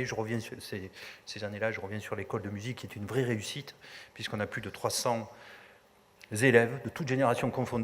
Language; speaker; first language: French; native; French